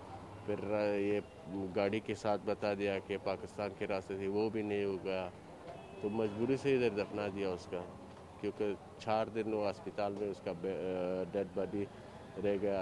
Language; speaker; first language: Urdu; non-native, learner; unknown